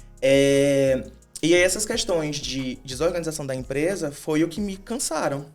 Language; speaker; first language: Portuguese; native; Portuguese